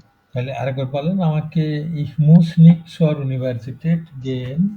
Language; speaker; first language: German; non-native, fluent; Bangla